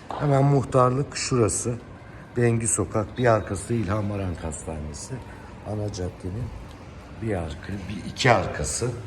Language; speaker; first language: Turkish; native; Turkish